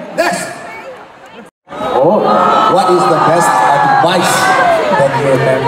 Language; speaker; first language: English; non-native, learner; Korean